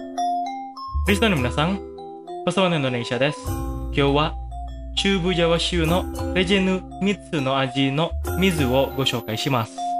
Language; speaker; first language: Japanese; non-native, fluent; Indonesian